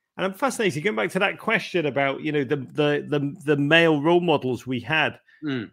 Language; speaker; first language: English; native; English